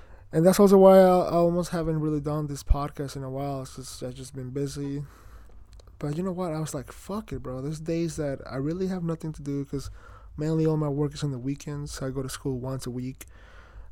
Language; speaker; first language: English; early bilingual, other home language; Spanish